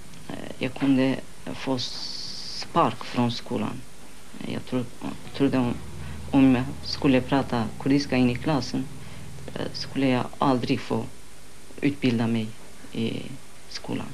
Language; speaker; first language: Swedish; non-native, fluent; Kurdish